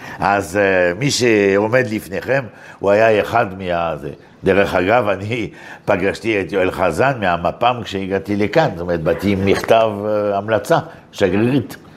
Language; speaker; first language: Hebrew; non-native, fluent; French